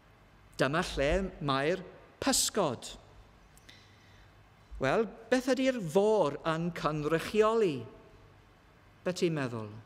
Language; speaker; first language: Welsh; non-native, learner; English